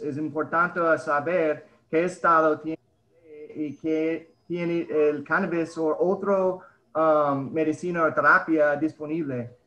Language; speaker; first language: Spanish; early bilingual, heritage; English